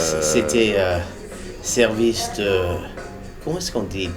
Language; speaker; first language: French; early bilingual, heritage; English